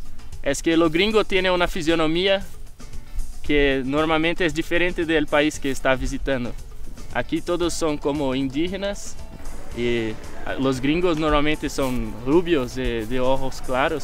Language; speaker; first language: Spanish; non-native, fluent; Portuguese